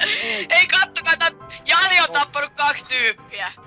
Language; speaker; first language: Finnish; native; Finnish